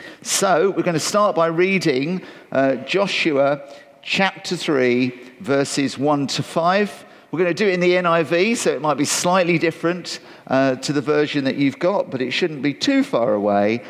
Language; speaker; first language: English; native; English